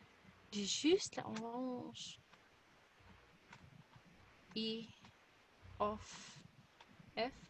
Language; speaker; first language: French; non-native, learner; English